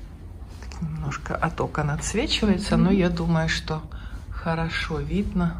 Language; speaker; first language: Russian; native; Russian